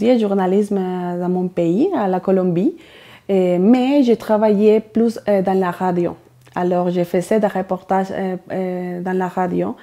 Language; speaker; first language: French; non-native, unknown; Spanish